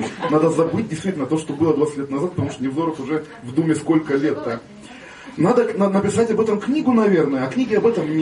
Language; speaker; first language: Russian; native; Russian